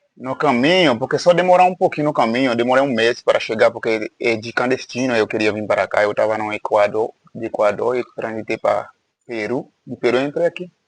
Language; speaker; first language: Portuguese; non-native, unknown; Haitian Creole